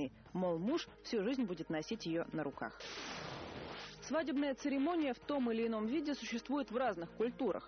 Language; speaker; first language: Russian; native; Russian